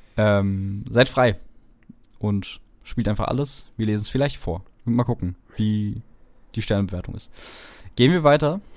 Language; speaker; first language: German; native; German